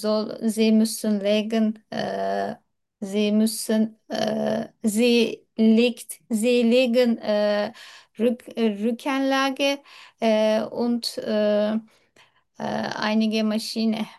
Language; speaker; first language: German; non-native, learner; Turkish